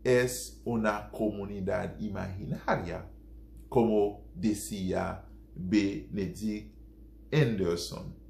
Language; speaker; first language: Spanish; non-native, fluent; Haitian Creole